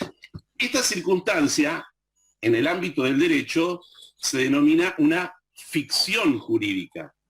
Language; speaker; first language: Spanish; native; Spanish